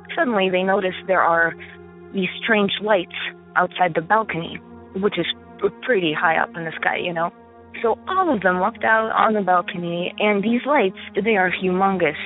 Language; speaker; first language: English; non-native, fluent; Ukrainian